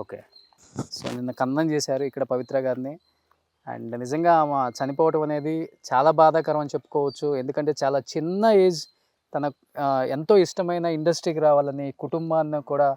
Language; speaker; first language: Telugu; native; Telugu